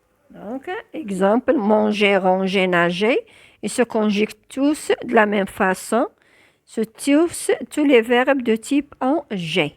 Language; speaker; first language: French; non-native, local second language; Arabic